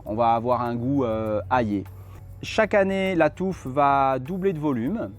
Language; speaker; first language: French; native; French